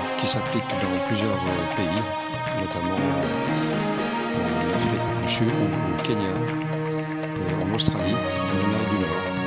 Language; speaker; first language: French; native; French